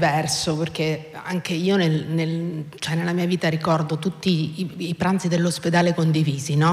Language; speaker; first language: Italian; native; Italian